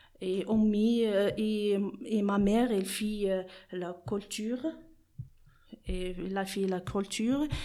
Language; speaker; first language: French; non-native, learner; Arabic